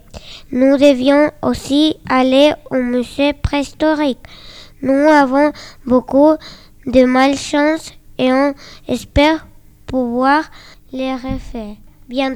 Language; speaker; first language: French; non-native, learner; Spanish